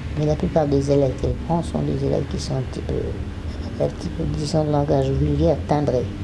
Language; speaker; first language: French; native; French